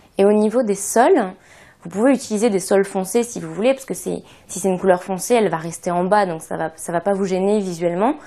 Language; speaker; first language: French; native; French